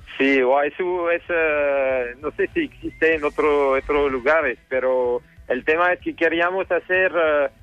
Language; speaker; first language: Spanish; non-native, learner; French